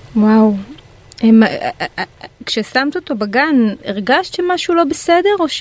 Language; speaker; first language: Hebrew; native; Hebrew